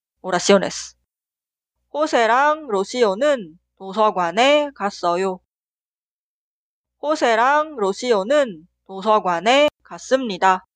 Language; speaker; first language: Korean; non-native, fluent; Spanish